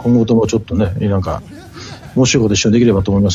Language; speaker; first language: Japanese; native; Japanese